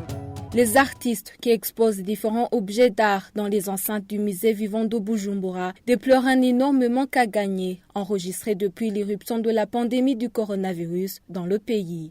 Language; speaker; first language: French; native; French